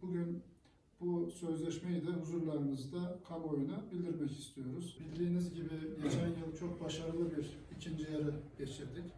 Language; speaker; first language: Turkish; native; Turkish